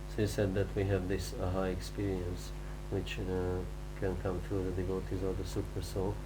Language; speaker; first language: English; non-native, fluent; Hungarian